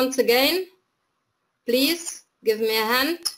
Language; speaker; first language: English; non-native, fluent; German